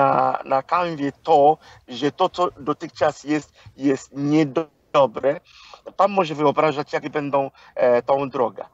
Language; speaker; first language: Polish; non-native, fluent; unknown